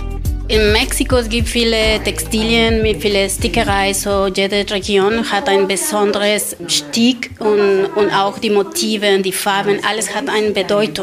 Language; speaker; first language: German; non-native, learner; Spanish